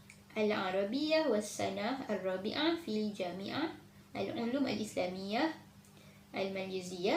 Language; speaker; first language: Arabic; non-native, learner; Malay